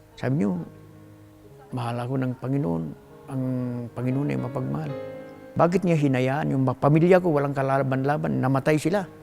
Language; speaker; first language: Filipino; non-native, local second language; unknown